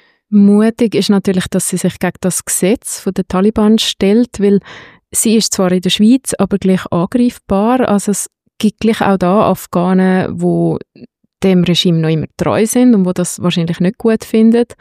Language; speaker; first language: German; native; German